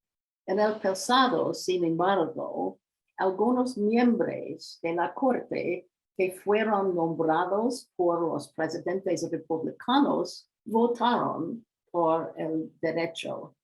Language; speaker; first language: Spanish; non-native, learner; English